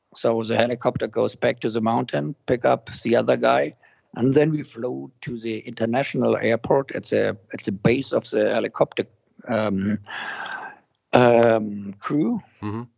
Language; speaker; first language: English; non-native, fluent; German